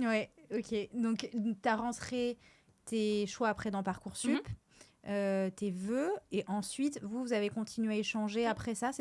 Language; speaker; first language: French; native; French